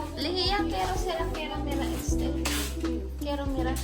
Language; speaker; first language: Spanish; non-native, learner; Filipino